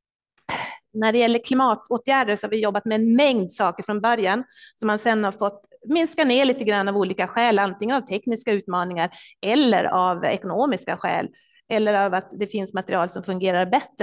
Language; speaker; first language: Swedish; native; Swedish